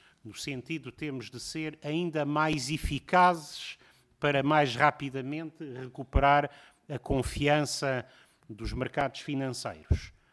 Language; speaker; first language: Portuguese; native; Portuguese